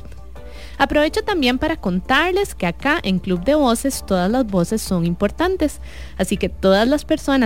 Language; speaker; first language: Spanish; native; Spanish